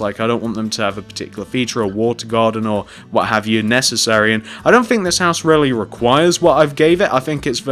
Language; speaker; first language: English; native; English